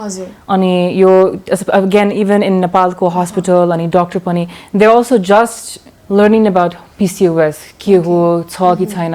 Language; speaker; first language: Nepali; early bilingual, heritage; English